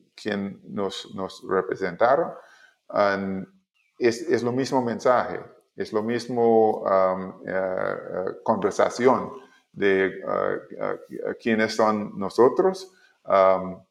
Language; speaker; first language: Spanish; non-native, learner; English